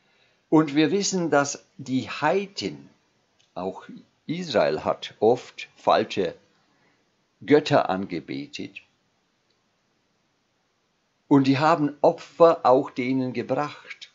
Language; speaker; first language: German; non-native, fluent; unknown